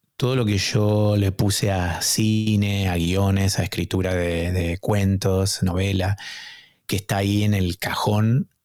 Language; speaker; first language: Spanish; native; Spanish